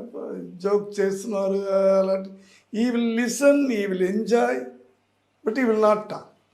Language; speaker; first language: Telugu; non-native, learner; Tamil